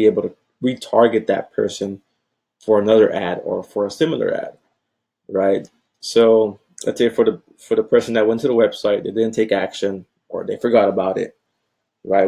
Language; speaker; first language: English; native; English